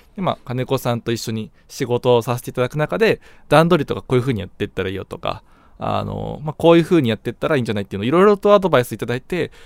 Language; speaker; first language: Japanese; native; Japanese